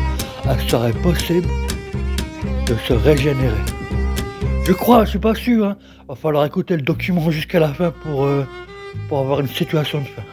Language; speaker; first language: French; native; French